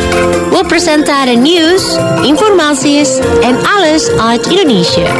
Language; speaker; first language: Dutch; non-native, fluent; Indonesian